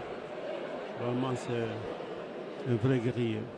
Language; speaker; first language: French; native; French